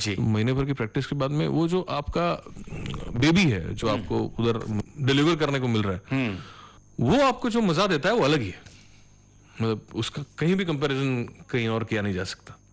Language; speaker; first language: Hindi; non-native, local second language; Marathi